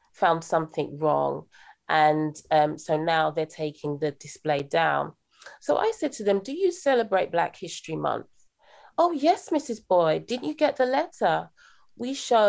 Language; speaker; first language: English; native; English